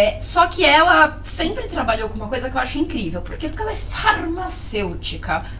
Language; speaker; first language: Portuguese; native; Portuguese